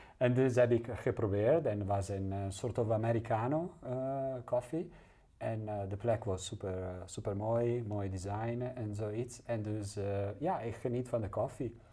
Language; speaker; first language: Dutch; non-native, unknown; Italian